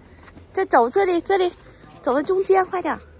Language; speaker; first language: Chinese; non-native, fluent; Vietnamese